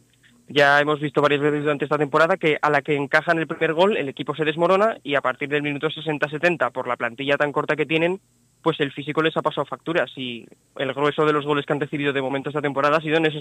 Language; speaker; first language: Spanish; native; Spanish